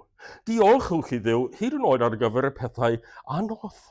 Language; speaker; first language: Welsh; non-native, fluent; English